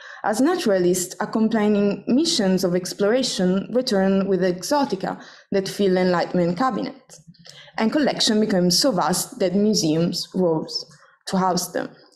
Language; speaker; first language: English; non-native, fluent; Italian